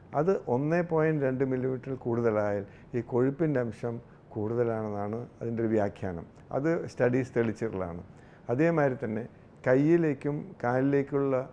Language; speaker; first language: Malayalam; native; Malayalam